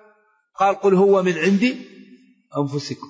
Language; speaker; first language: Arabic; native; Arabic